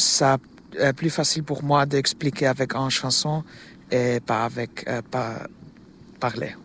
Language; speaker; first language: French; non-native, learner; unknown